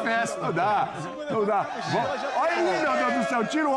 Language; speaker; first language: Portuguese; native; Portuguese